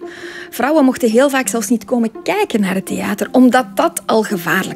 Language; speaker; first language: Dutch; native; Dutch